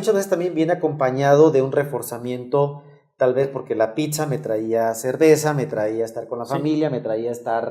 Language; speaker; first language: Spanish; native; Spanish